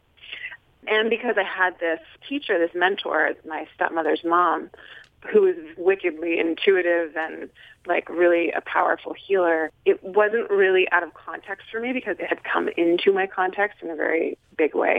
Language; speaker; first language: English; native; English